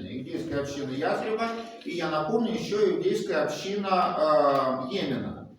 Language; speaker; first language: Russian; native; Russian